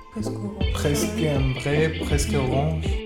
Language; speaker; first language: French; non-native, fluent; Spanish